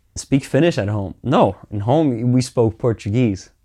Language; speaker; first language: English; early bilingual, heritage; Finnish